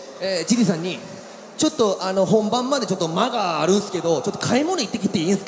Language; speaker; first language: Japanese; native; Japanese